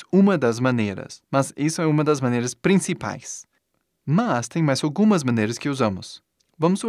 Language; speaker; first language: Portuguese; non-native, fluent; English